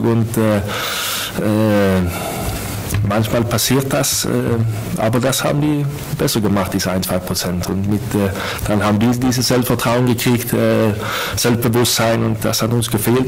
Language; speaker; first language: German; non-native, fluent; Swedish